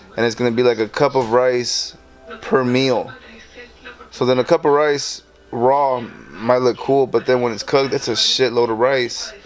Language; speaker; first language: English; early bilingual, other home language; Spanish